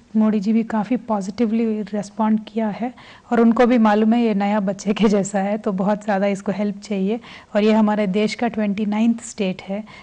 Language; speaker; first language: Hindi; non-native, local second language; Telugu